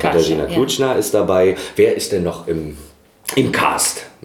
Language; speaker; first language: German; native; German